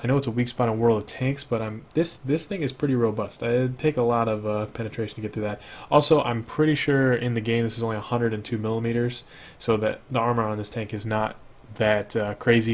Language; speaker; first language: English; native; English